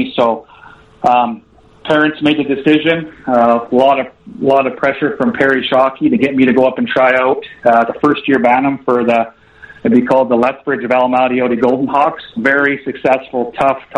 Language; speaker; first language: English; native; English